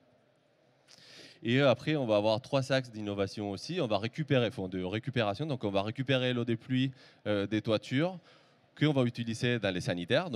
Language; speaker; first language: French; native; French